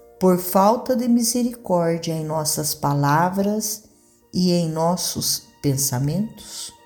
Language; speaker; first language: Portuguese; native; Portuguese